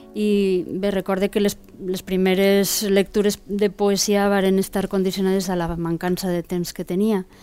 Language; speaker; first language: Catalan; non-native, local second language; Spanish